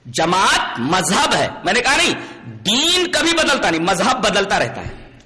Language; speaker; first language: Urdu; native; Urdu